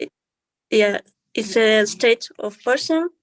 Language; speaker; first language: English; non-native, learner; Kazakh